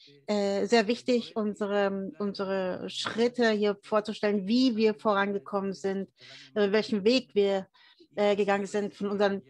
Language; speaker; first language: German; early bilingual, heritage; German